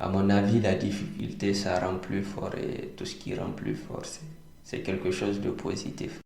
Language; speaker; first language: French; non-native, local second language; Hausa